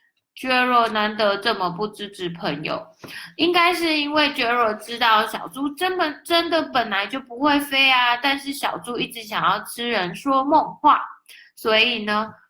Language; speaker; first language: Chinese; native; Chinese